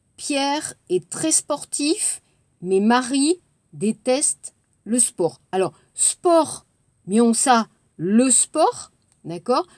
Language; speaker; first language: French; native; French